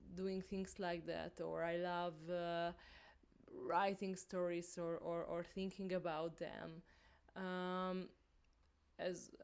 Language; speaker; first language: English; non-native, learner; Hungarian